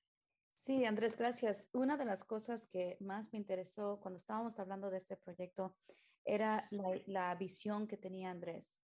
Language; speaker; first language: Spanish; early bilingual, heritage; Spanish